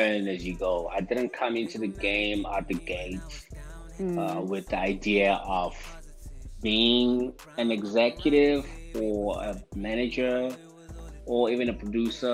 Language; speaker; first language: English; non-native, local second language; Zulu